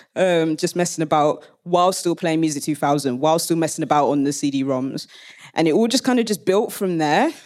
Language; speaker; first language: English; native; English